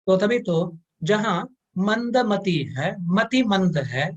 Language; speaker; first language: Hindi; non-native, local second language; Kannada